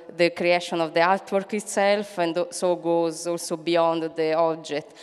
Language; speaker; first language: English; non-native, fluent; Italian